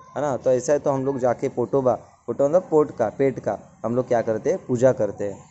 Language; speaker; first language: Hindi; non-native, local second language; Marathi